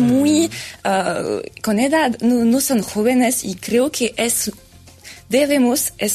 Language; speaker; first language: Spanish; non-native, fluent; French